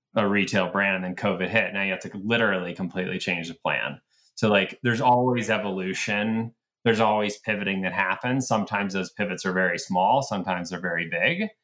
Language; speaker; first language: English; native; English